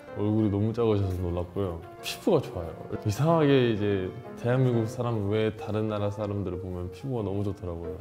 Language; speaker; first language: Korean; native; Korean